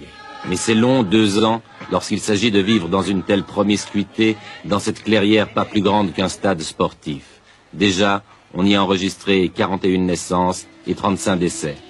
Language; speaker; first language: French; native; French